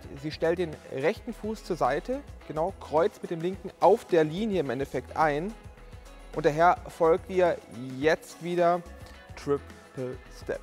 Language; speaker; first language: German; native; German